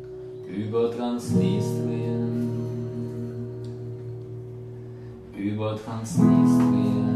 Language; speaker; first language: German; non-native, fluent; Russian